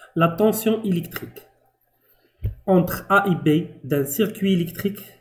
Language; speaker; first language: French; non-native, local second language; Arabic